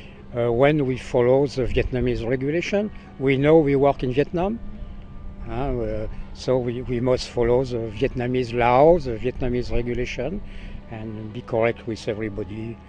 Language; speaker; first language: English; non-native, learner; French